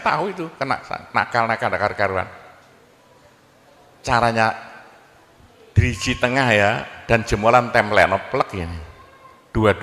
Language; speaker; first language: Indonesian; non-native, local second language; Javanese